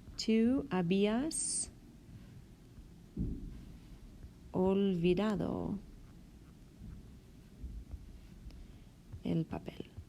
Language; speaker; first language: Spanish; non-native, fluent; English